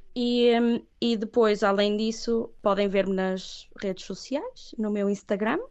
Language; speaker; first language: Portuguese; early bilingual, other home language; Catalan